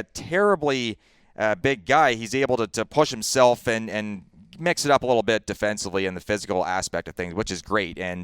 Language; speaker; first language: English; native; English